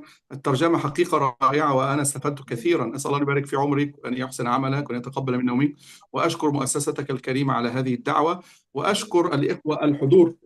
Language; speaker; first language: Arabic; native; Arabic